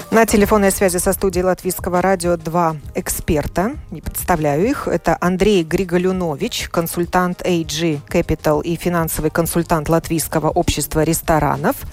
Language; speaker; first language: Russian; native; Russian